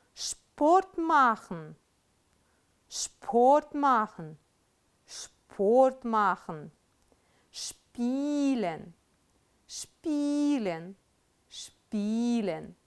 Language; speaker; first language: German; non-native, fluent; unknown